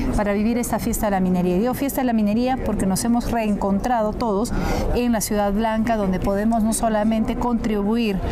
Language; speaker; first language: Spanish; native; Spanish